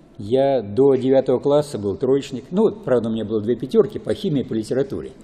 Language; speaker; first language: Russian; native; Russian